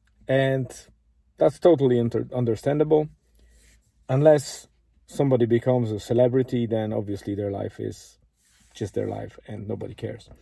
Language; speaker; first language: English; non-native, fluent; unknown